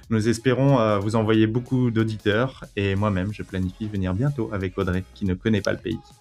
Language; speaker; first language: French; native; French